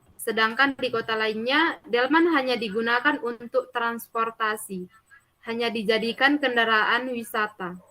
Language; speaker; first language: Indonesian; native; Indonesian